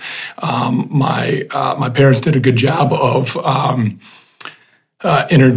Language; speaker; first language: English; native; English